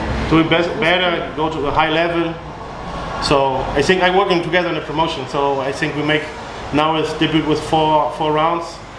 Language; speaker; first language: English; non-native, learner; German